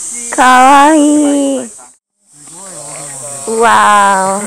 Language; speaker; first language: Japanese; non-native, learner; English